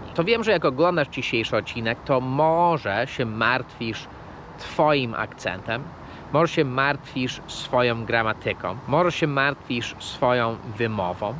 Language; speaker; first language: Polish; non-native, fluent; English